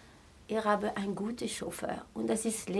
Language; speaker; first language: German; non-native, fluent; French